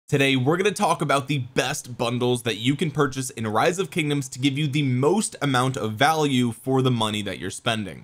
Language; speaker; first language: English; native; English